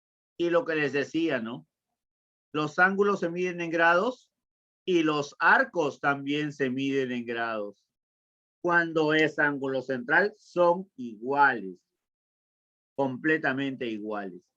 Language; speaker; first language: Spanish; native; Spanish